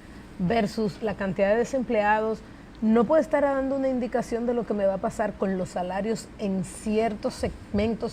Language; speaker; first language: Spanish; native; Spanish